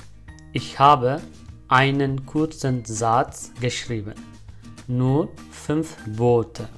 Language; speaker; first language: German; non-native, fluent; Amharic